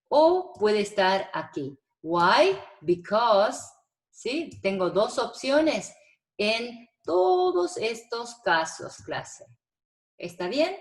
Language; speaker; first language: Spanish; non-native, fluent; Korean